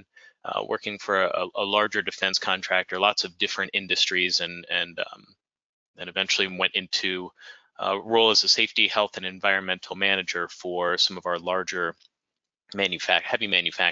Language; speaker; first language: English; native; English